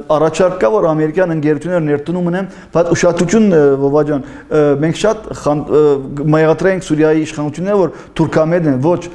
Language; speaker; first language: Armenian; early bilingual, heritage; Armenian